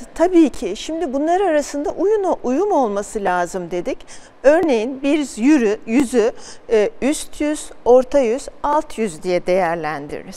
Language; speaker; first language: Turkish; native; Turkish